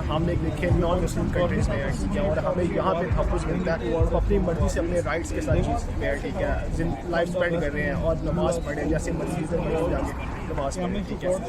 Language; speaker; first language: Urdu; non-native, local second language; Punjabi